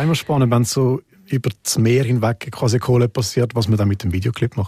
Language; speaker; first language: German; native; German